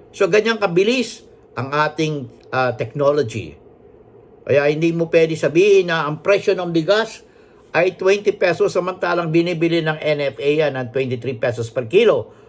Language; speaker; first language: Filipino; non-native, local second language; Hiligaynon